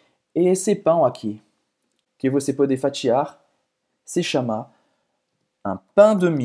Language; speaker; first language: Portuguese; non-native, fluent; French